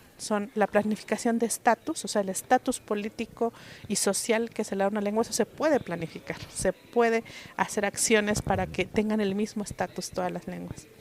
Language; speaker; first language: Spanish; non-native, local second language; Mixtepec Mixtec